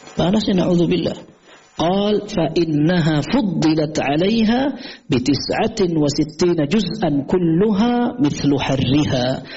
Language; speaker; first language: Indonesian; native; Indonesian